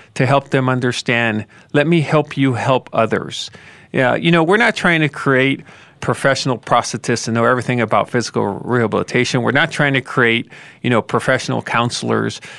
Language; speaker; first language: English; native; English